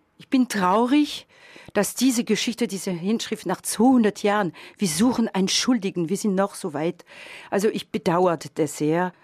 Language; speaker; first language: German; non-native, fluent; French